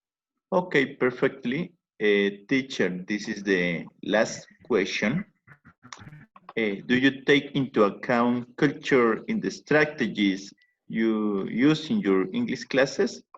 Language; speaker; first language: English; non-native, learner; Spanish